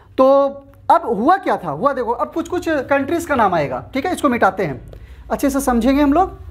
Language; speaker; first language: Hindi; native; Hindi